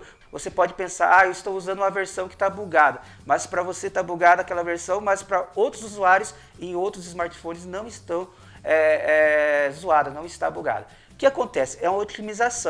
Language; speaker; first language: Portuguese; native; Portuguese